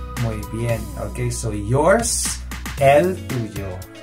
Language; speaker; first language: Spanish; non-native, fluent; Filipino